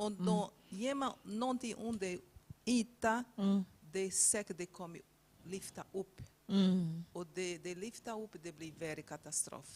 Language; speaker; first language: Swedish; non-native, fluent; Portuguese